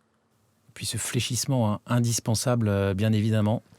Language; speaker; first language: French; native; French